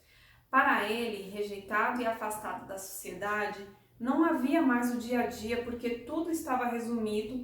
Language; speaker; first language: Portuguese; native; Portuguese